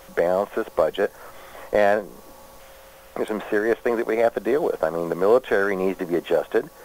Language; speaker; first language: English; native; English